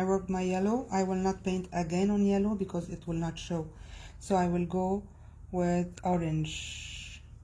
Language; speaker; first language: English; non-native, fluent; Arabic